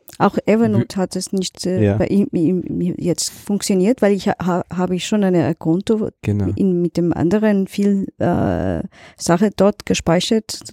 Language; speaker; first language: German; non-native, learner; Portuguese